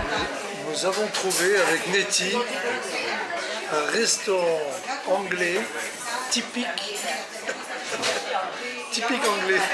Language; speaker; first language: French; native; French